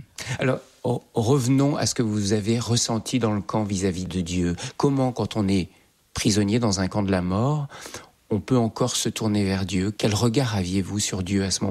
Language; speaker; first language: French; native; French